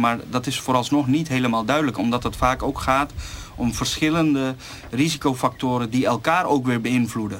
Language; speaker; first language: Dutch; native; Dutch